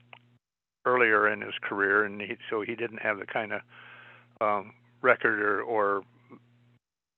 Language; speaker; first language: English; native; English